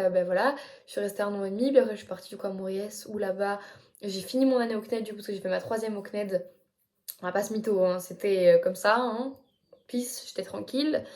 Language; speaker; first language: French; native; French